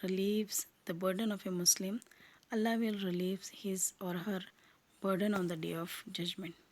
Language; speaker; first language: English; non-native, local second language; Urdu